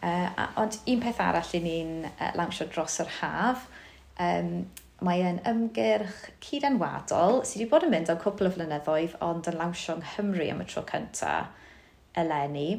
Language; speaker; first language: Welsh; native; Welsh